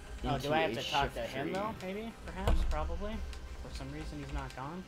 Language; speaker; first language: English; native; English